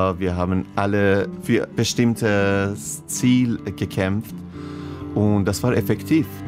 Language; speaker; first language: German; non-native, fluent; Persian